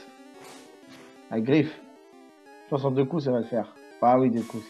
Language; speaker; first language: French; native; French